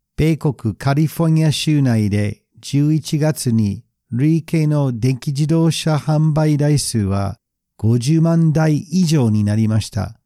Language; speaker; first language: Japanese; non-native, fluent; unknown